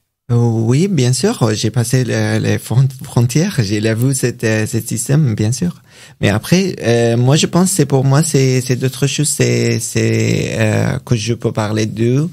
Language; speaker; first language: French; non-native, learner; Persian